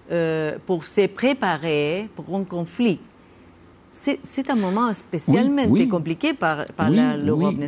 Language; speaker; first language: French; non-native, learner; Spanish